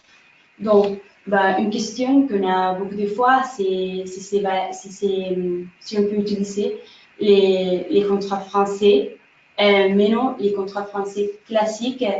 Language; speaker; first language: French; non-native, fluent; Spanish